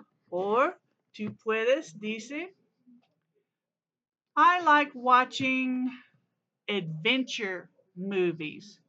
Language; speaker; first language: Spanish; non-native, learner; English